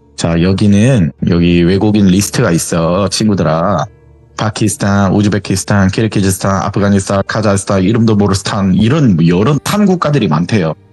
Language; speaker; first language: Korean; native; Korean